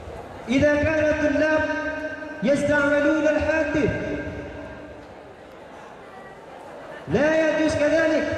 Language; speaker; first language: Arabic; non-native, learner; Indonesian